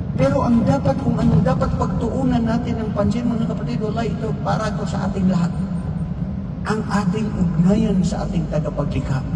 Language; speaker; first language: Filipino; non-native, local second language; Maranao